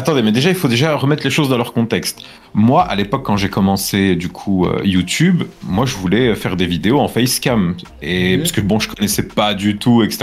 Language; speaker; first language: French; native; French